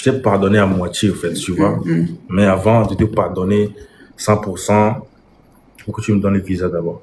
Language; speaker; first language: French; non-native, local second language; Lingala